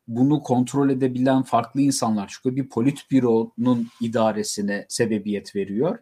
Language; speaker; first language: Turkish; native; Turkish